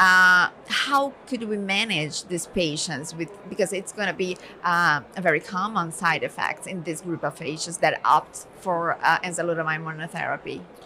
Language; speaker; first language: English; non-native, fluent; Portuguese